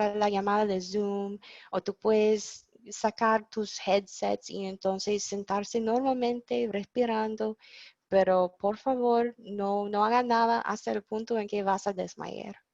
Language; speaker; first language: Spanish; non-native, fluent; English